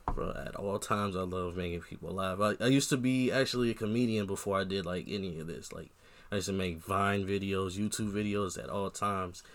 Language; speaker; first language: English; native; English